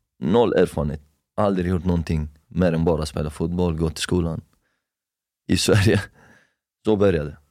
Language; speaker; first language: Swedish; non-native, fluent; Persian